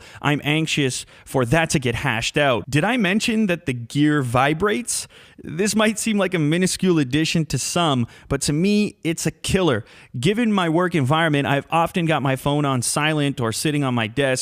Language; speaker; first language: English; native; English